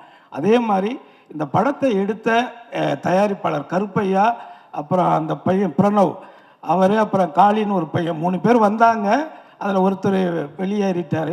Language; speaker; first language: Tamil; native; Tamil